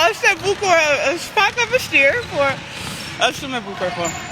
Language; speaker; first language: Albanian; non-native, learner; English